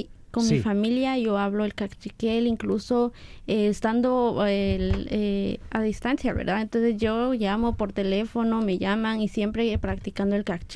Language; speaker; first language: Spanish; non-native, local second language; Kaqchikel